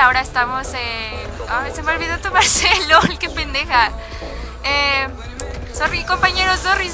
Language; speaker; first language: Spanish; native; Spanish